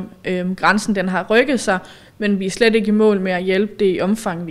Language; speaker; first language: Danish; native; Danish